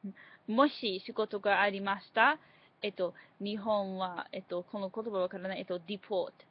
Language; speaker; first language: Japanese; non-native, learner; English